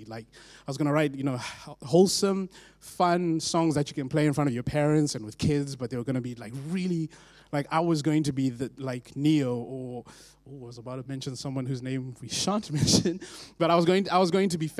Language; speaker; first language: English; non-native, local second language; Shona